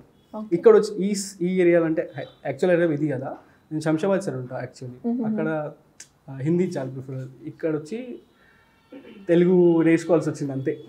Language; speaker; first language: Telugu; non-native, local second language; Hindi